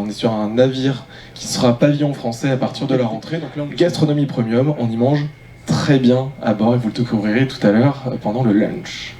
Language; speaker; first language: French; native; French